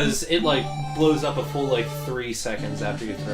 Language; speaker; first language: English; native; English